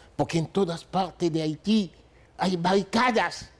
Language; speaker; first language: Spanish; non-native, fluent; Haitian Creole